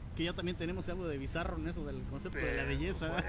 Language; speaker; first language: Spanish; native; Spanish